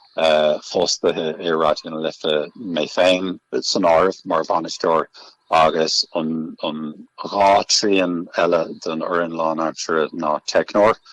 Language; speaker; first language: Irish; native; Irish